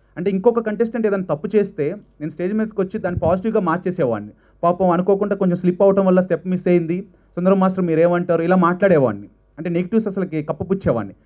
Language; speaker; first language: Telugu; native; Telugu